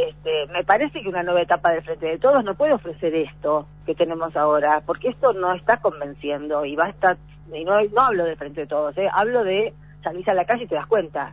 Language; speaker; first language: Spanish; native; Spanish